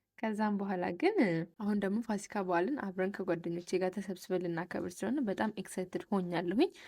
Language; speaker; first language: Amharic; native; Amharic